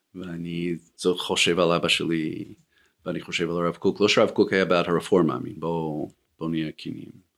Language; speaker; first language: Hebrew; non-native, fluent; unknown